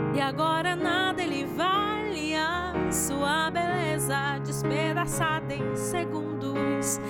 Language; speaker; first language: Portuguese; native; Portuguese